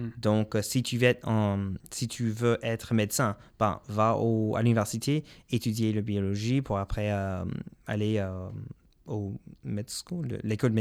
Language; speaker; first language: French; non-native, local second language; English